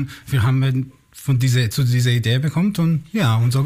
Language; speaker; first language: German; non-native, learner; Hebrew